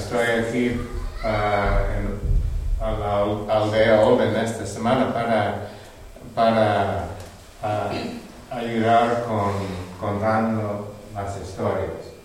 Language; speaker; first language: Spanish; non-native, learner; English